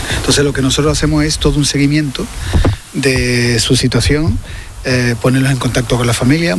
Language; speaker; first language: Spanish; native; Spanish